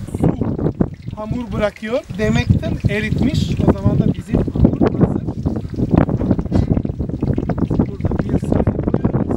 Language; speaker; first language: Turkish; non-native, learner; Italian